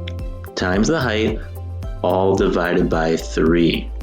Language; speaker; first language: English; native; English